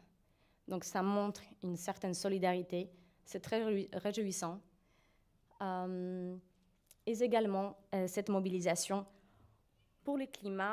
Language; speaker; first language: French; non-native, fluent; Polish